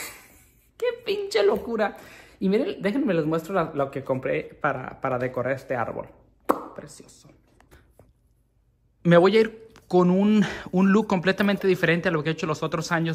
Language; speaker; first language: Spanish; native; Spanish